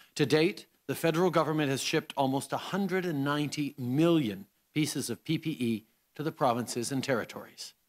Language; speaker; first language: English; native; English